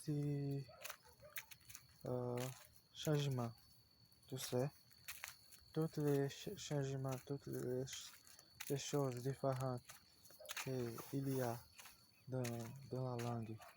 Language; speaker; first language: French; non-native, learner; Portuguese